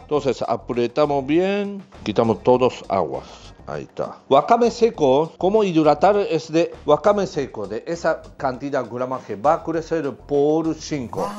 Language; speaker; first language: Spanish; non-native, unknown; Japanese